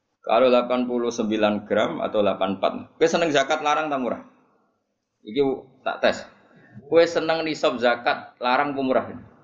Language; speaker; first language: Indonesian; non-native, local second language; Javanese